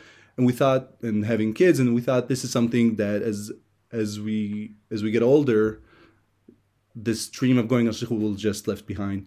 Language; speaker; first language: English; non-native, fluent; Hebrew